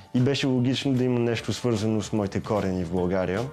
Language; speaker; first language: Bulgarian; early bilingual, heritage; Bulgarian